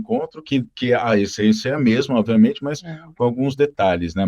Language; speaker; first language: Portuguese; native; Portuguese